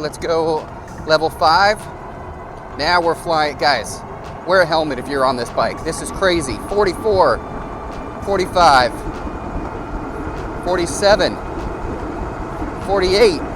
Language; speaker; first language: English; native; English